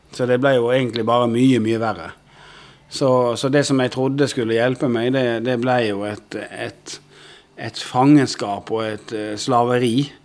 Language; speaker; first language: Norwegian; native; Norwegian